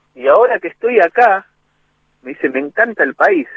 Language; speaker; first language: Spanish; native; Spanish